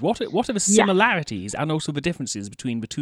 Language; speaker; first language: English; native; English